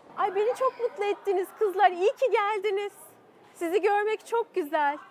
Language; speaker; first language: Turkish; native; Turkish